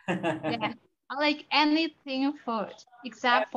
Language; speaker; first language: English; non-native, learner; Indonesian